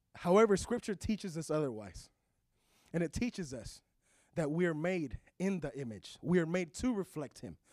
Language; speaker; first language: English; early bilingual, other home language; Spanish